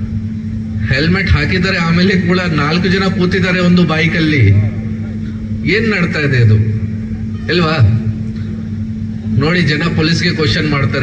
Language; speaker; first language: Kannada; non-native, learner; Hindi